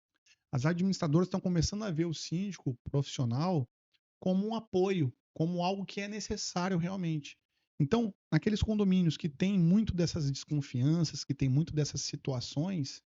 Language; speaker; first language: Portuguese; native; Portuguese